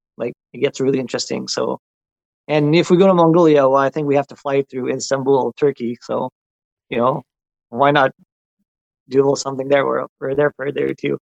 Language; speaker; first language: English; non-native, local second language; French